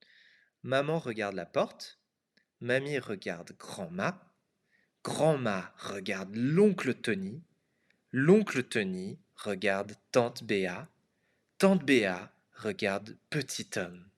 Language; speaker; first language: French; non-native, fluent; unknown